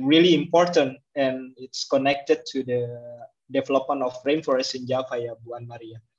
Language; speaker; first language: English; non-native, fluent; Indonesian